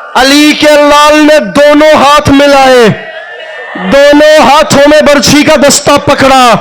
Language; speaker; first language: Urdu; non-native, local second language; Punjabi